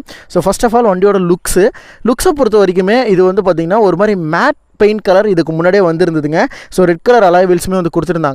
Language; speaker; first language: Tamil; native; Tamil